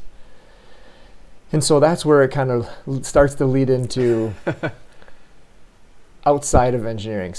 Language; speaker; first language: English; native; English